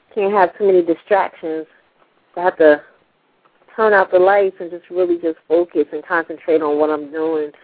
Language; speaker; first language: English; native; English